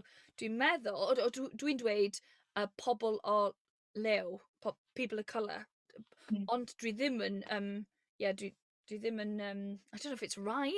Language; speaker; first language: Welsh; non-native, learner; English